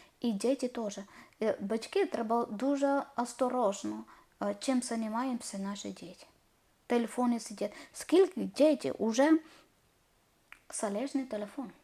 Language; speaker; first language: Ukrainian; non-native, learner; Malayalam